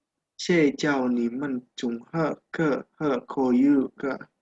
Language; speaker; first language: Chinese; non-native, learner; Indonesian